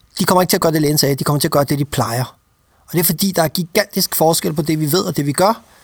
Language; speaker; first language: Danish; native; Danish